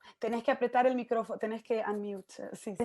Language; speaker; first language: Spanish; native; Spanish